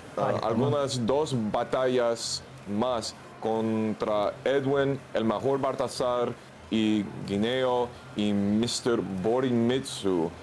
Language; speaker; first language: Spanish; non-native, learner; English